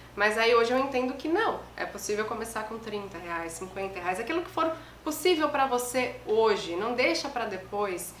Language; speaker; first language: Portuguese; native; Portuguese